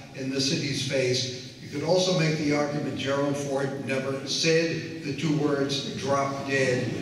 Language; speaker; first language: English; native; English